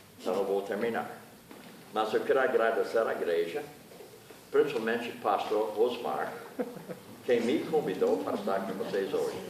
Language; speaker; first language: Portuguese; non-native, fluent; English